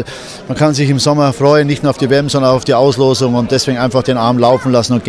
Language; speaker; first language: German; native; German